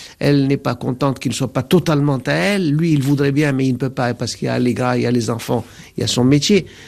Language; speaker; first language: French; non-native, local second language; Arabic